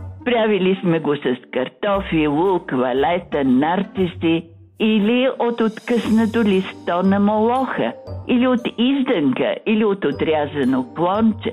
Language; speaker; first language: Bulgarian; native; Bulgarian